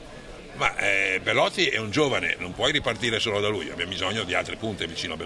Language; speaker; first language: Italian; native; Italian